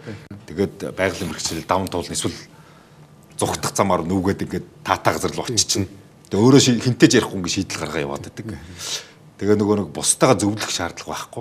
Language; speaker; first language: Mongolian; native; Mongolian